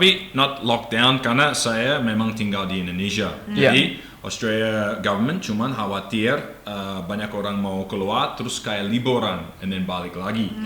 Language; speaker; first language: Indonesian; non-native, learner; English